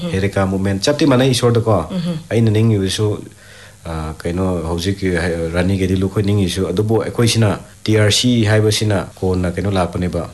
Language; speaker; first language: Manipuri; non-native, local second language; Rongmei Naga